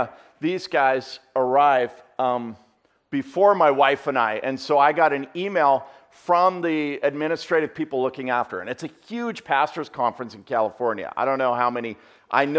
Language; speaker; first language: English; native; English